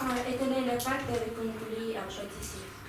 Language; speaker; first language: French; non-native, learner; Ukrainian